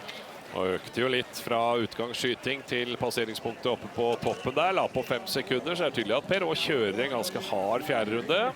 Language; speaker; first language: Norwegian; native; Norwegian